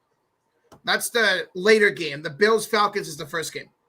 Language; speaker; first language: English; native; English